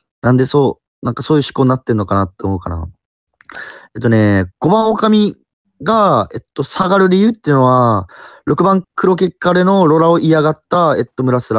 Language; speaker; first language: Japanese; native; Japanese